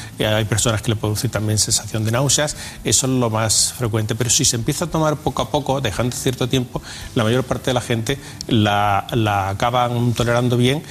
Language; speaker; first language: Spanish; native; Spanish